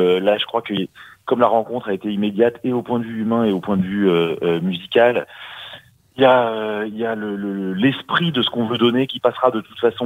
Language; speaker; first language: French; native; French